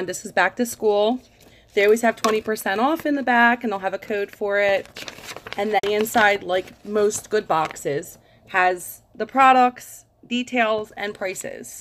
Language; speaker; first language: English; native; English